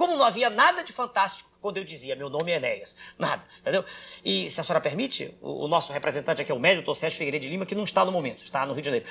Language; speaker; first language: Portuguese; native; Portuguese